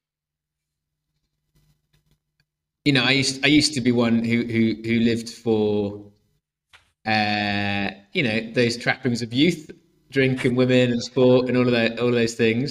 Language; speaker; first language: English; native; English